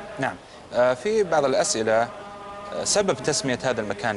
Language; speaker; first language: Arabic; native; Arabic